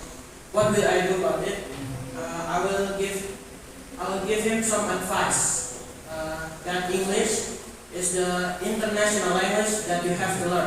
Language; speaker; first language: English; non-native, learner; Indonesian